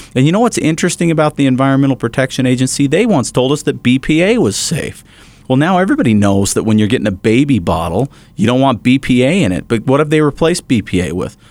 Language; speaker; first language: English; native; English